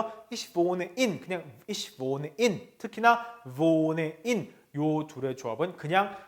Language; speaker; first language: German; non-native, fluent; Korean